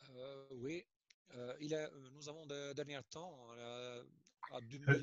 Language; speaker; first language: French; non-native, learner; Albanian